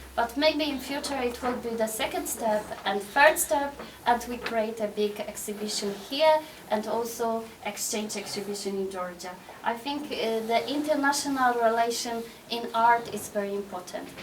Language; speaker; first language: English; non-native, learner; Polish